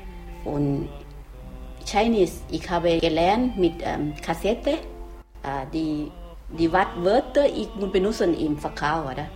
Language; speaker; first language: German; non-native, learner; Thai